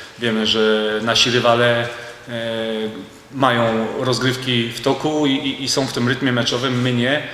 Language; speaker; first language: Polish; native; Polish